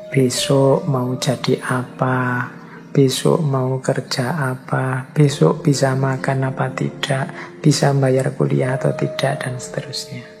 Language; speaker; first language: Indonesian; native; Indonesian